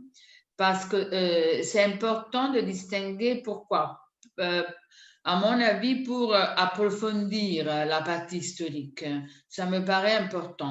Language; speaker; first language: French; non-native, fluent; Italian